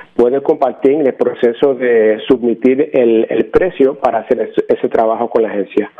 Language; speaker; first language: Spanish; native; Spanish